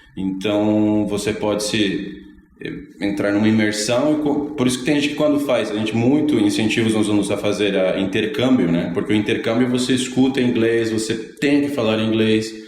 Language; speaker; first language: Portuguese; non-native, fluent; Spanish